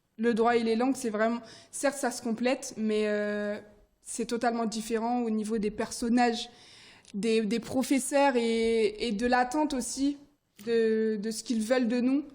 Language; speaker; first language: French; early bilingual, other home language; Haitian Creole